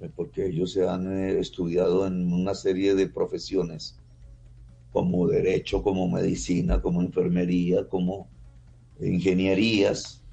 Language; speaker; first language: Spanish; native; Spanish